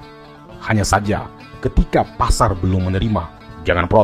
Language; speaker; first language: Indonesian; native; Indonesian